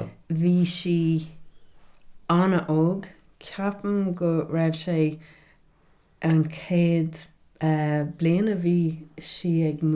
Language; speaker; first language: Irish; non-native, local second language; English